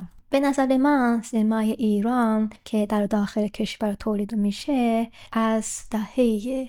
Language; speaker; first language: Persian; non-native, fluent; Japanese